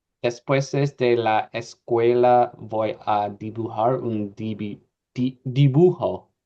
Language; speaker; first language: Spanish; non-native, learner; English